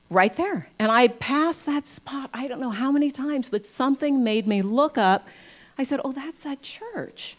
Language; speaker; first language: English; native; English